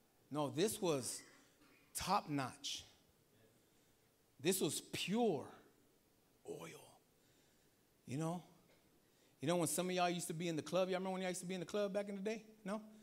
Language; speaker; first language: English; early bilingual, other home language; Spanish